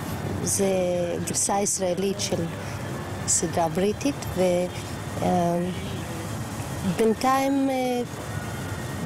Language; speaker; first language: Hebrew; non-native, fluent; Russian